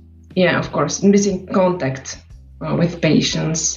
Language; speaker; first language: English; non-native, fluent; Slovak